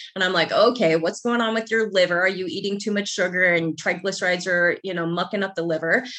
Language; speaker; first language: English; native; English